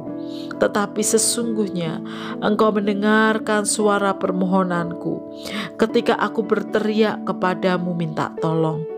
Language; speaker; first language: Indonesian; native; Indonesian